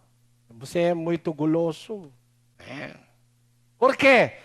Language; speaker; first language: Portuguese; non-native, learner; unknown